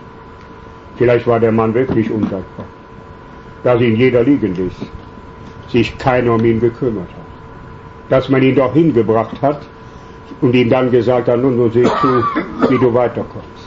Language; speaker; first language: German; native; German